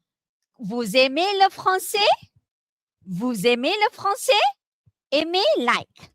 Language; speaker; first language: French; non-native, fluent; Malay